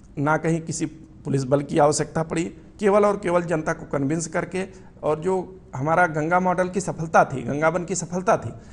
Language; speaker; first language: Hindi; native; Hindi